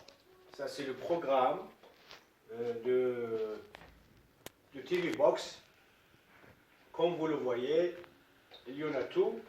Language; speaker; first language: French; non-native, local second language; Arabic